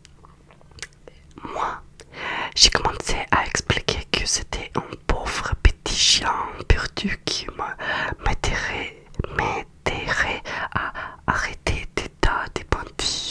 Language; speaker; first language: French; non-native, learner; Russian